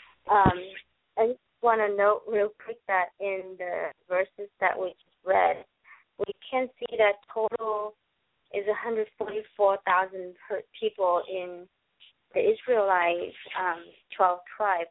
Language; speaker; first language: English; non-native, fluent; Vietnamese